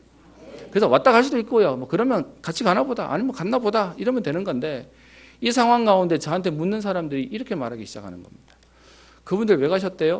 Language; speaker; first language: Korean; native; Korean